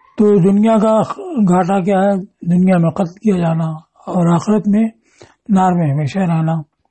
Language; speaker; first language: Urdu; native; Urdu